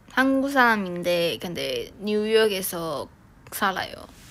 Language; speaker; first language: Korean; non-native, fluent; Chinese